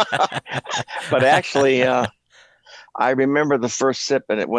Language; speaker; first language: English; native; English